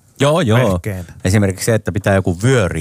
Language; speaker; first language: Finnish; native; Finnish